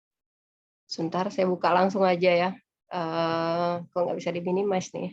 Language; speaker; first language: Indonesian; native; Indonesian